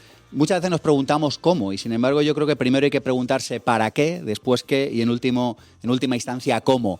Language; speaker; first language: Spanish; native; Spanish